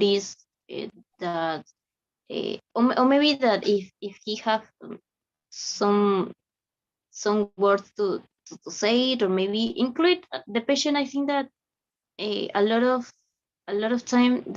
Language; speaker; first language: English; non-native, learner; Spanish